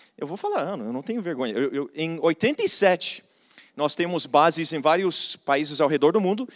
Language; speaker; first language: Portuguese; non-native, fluent; English